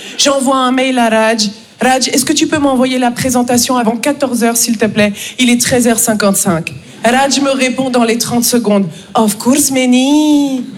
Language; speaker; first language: French; native; French